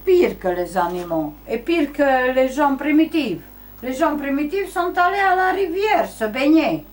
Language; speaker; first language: French; non-native, learner; Romanian